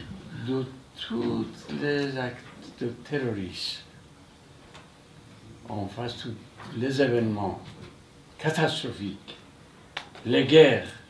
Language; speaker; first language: French; non-native, fluent; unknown